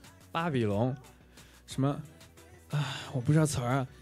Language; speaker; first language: Chinese; native; Chinese